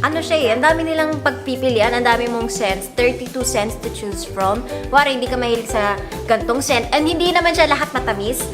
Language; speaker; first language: Filipino; native; Filipino